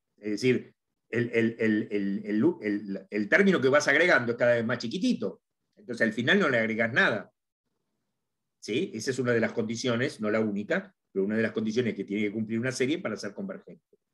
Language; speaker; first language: Spanish; native; Spanish